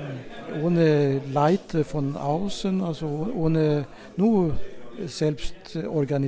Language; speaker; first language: German; non-native, fluent; Swedish